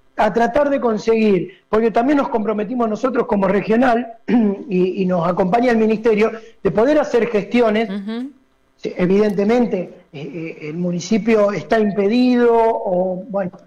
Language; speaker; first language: Spanish; native; Spanish